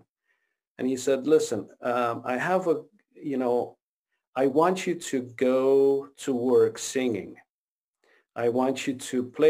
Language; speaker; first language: English; non-native, fluent; Romanian